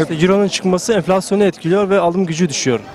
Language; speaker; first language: Turkish; native; Turkish